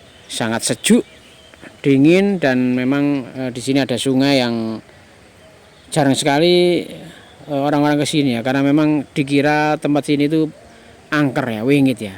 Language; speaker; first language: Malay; non-native, local second language; Javanese